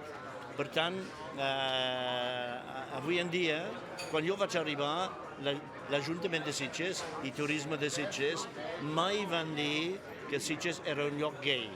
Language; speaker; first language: Catalan; non-native, fluent; English